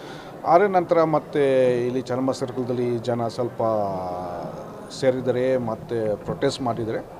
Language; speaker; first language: Kannada; non-native, fluent; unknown